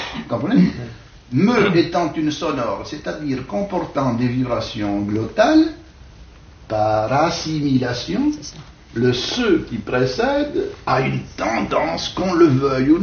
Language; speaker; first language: French; native; French